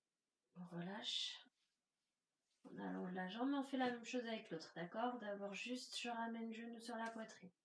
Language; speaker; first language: French; native; French